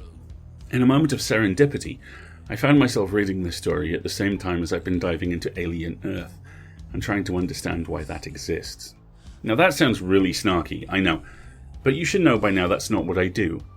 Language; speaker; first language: English; native; English